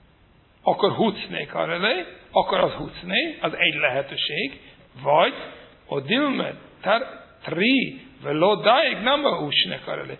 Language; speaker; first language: Hungarian; non-native, fluent; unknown